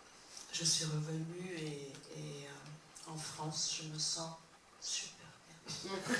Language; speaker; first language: French; non-native, fluent; Czech